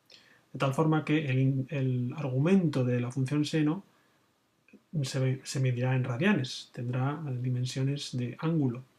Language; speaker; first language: Spanish; native; Spanish